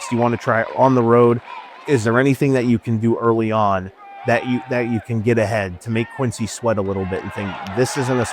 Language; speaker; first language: English; native; English